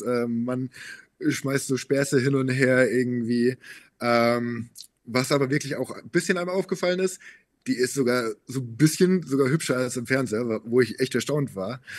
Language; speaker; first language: German; native; German